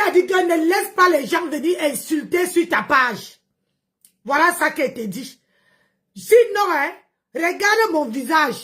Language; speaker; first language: French; non-native, local second language; Lingala